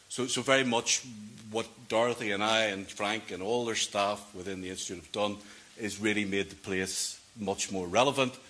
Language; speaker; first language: English; native; English